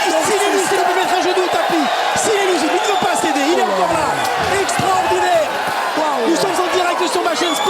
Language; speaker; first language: French; native; French